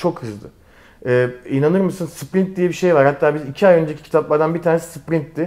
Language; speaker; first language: Turkish; native; Turkish